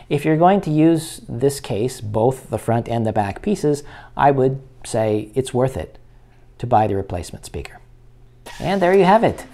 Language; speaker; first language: English; native; English